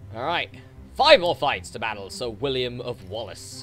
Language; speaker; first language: English; native; English